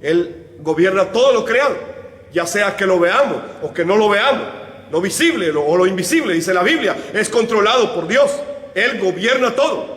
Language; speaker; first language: Spanish; native; Spanish